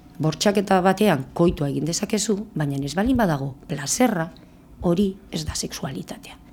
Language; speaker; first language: Basque; native; Basque